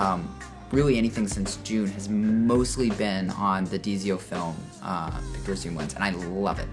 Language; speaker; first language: English; native; English